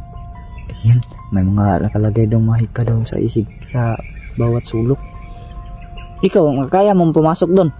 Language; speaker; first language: Filipino; non-native, local second language; Cebuano